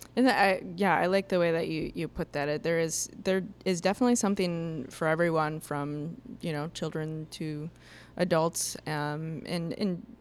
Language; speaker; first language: English; native; English